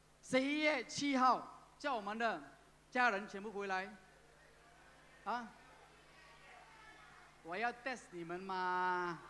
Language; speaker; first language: Chinese; non-native, local second language; Tamil